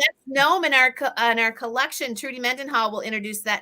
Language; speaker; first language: English; native; English